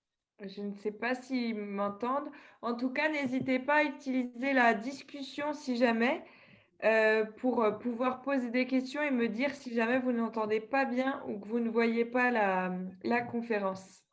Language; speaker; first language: French; native; French